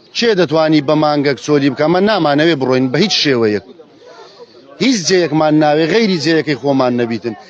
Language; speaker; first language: Central Kurdish; native; Central Kurdish